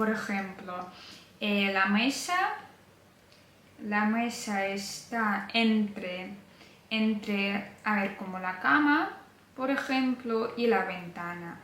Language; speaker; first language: Spanish; non-native, fluent; Ukrainian